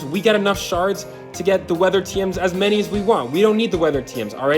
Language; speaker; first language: English; native; English